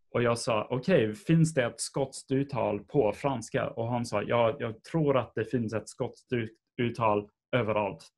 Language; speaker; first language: Swedish; non-native, fluent; English